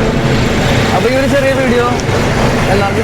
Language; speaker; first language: Malayalam; native; Malayalam